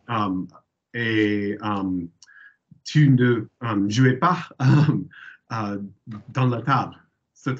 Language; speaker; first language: French; non-native, learner; English